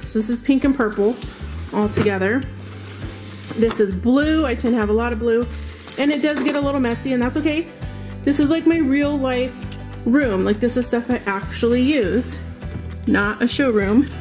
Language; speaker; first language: English; native; English